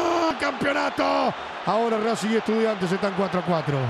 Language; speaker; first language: Spanish; native; Spanish